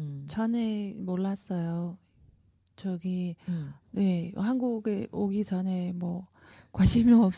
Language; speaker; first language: Korean; non-native, learner; Chinese